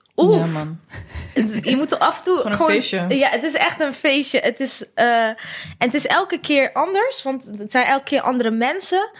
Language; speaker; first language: Dutch; native; Dutch